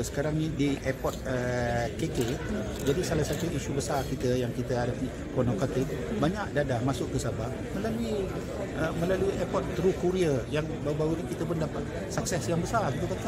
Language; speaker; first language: Malay; native; Malay